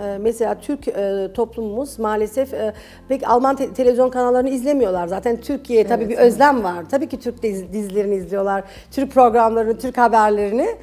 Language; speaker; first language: Turkish; early bilingual, heritage; Turkish